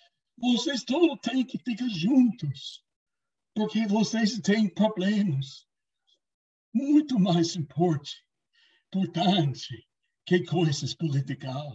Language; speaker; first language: Portuguese; non-native, learner; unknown